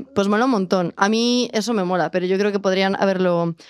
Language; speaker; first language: Spanish; native; Spanish